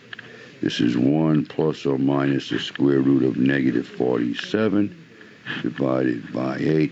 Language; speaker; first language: English; native; English